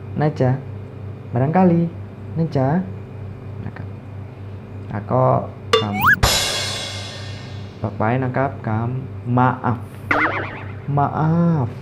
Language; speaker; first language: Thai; non-native, fluent; Indonesian